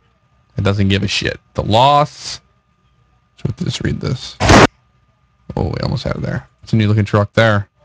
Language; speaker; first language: English; native; English